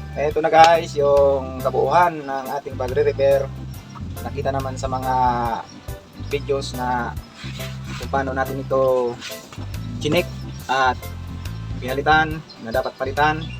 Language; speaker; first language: Filipino; non-native, local second language; Bikol